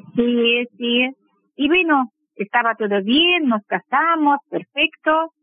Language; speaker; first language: Spanish; non-native, fluent; Russian